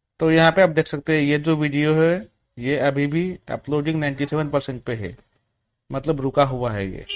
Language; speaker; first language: Hindi; native; Hindi